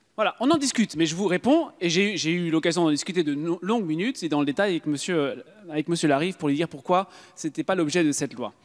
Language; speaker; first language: French; native; French